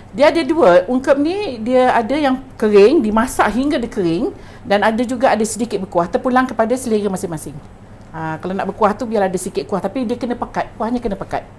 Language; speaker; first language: Malay; native; Malay